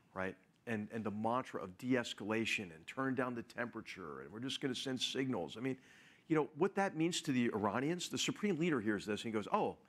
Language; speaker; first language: English; native; English